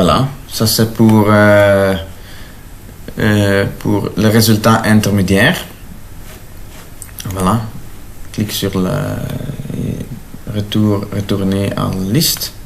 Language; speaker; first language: French; non-native, local second language; Dutch